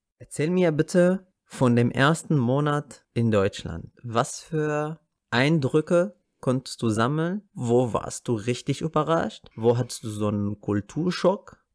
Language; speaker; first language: German; non-native, fluent; Arabic